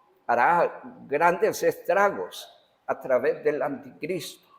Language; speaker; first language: Spanish; native; Spanish